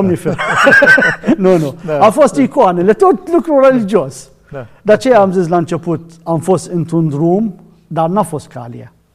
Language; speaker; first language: Romanian; non-native, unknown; Arabic